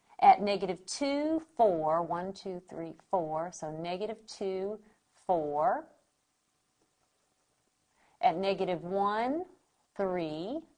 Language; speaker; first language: English; native; English